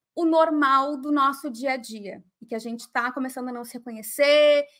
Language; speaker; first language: Portuguese; native; Portuguese